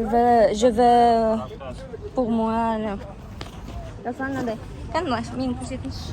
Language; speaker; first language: French; non-native, learner; Kazakh